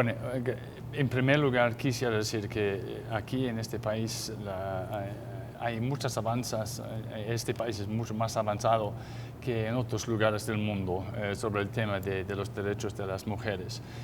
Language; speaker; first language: Spanish; non-native, fluent; English